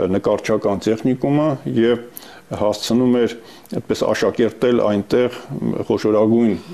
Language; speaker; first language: Armenian; native; Armenian